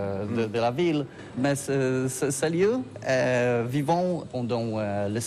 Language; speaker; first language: French; non-native, learner; Polish